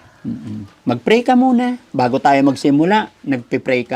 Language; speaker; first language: Filipino; native; Filipino